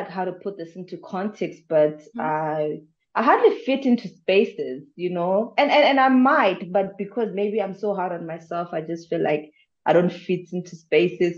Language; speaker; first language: English; non-native, local second language; Tsonga